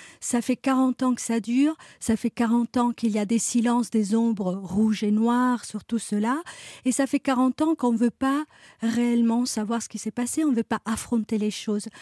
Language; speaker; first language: French; non-native, fluent; Italian